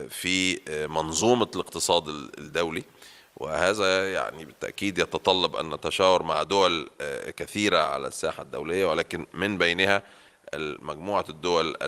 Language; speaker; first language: Arabic; native; Arabic